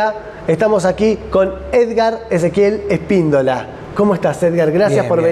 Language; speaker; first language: Spanish; native; Spanish